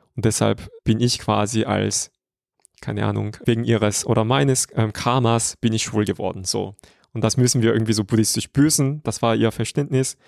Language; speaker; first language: German; non-native, fluent; Korean